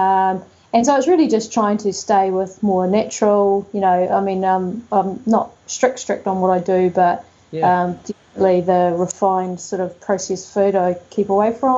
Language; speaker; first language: English; native; English